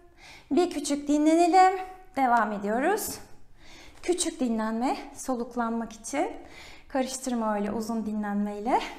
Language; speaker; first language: Turkish; native; Turkish